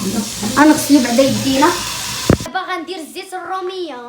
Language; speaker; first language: Arabic; native; Arabic